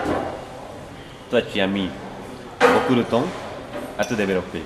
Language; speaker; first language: French; non-native, fluent; Japanese